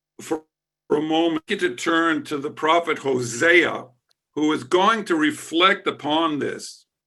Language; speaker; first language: English; native; English